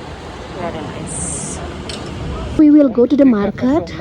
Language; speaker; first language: English; non-native, fluent; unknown